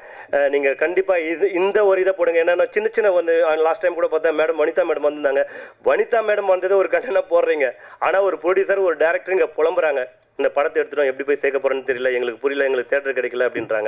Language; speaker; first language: Tamil; native; Tamil